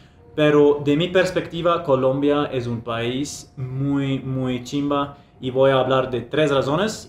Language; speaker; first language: Spanish; non-native, fluent; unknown